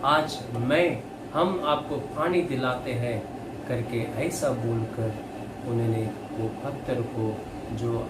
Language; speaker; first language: Hindi; non-native, local second language; Kannada